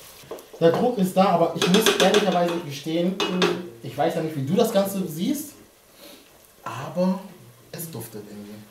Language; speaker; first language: German; early bilingual, other home language; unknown